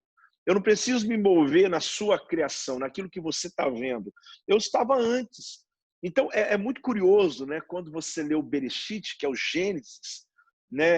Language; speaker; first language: Portuguese; native; Portuguese